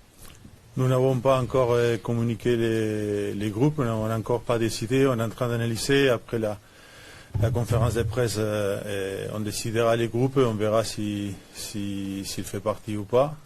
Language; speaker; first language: French; non-native, fluent; Spanish